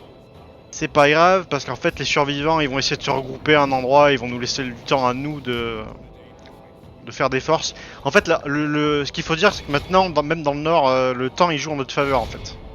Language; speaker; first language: French; native; French